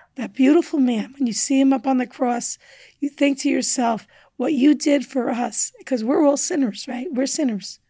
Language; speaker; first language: English; native; English